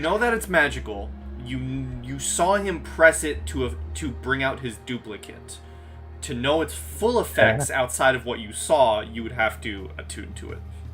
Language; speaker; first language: English; native; English